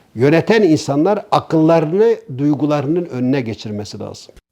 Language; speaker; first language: Turkish; native; Turkish